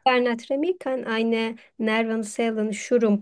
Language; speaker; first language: German; non-native, learner; Turkish